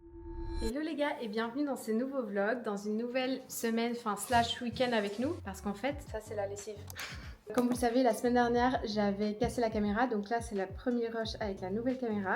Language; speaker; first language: French; native; French